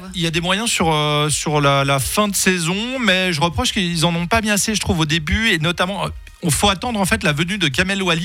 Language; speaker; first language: French; native; French